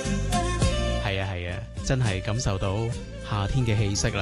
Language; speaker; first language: Chinese; non-native, local second language; Cantonese